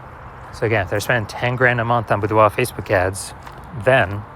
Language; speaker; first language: English; native; English